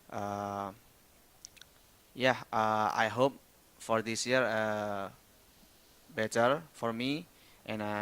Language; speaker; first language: English; non-native, learner; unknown